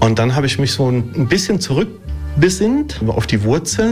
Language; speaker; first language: German; early bilingual, other home language; Italian